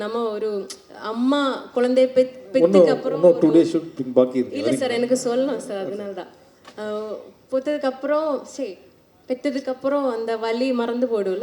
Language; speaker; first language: Tamil; non-native, learner; Malayalam